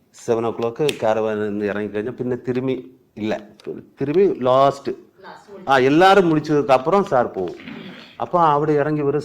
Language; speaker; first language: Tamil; non-native, learner; Malayalam